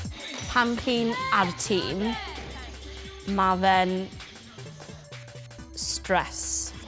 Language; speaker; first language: Welsh; non-native, local second language; English